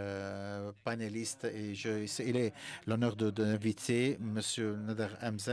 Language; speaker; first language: French; non-native, fluent; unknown